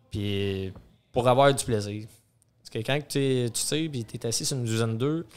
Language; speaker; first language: French; native; French